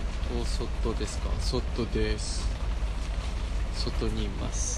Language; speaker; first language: Japanese; non-native, fluent; Korean